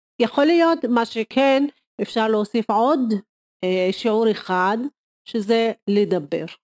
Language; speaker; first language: Hebrew; non-native, local second language; Arabic